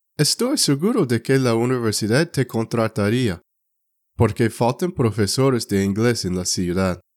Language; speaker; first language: Spanish; non-native, fluent; English